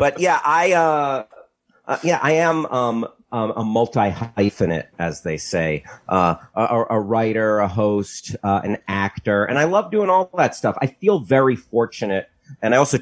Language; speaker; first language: English; native; English